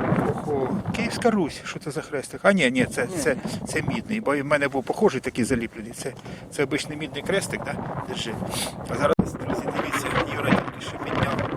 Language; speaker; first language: Ukrainian; non-native, local second language; Russian